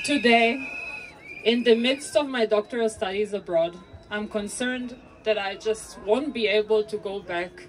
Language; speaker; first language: English; non-native, fluent; Hebrew